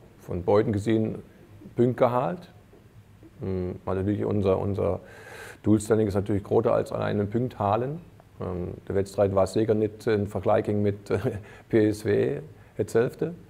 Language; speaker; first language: Dutch; non-native, fluent; German